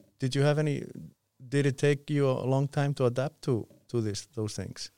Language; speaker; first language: English; non-native, fluent; Icelandic